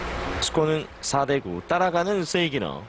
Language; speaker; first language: Korean; native; Korean